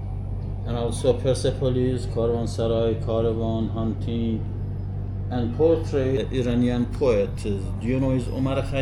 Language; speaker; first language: English; non-native, learner; Persian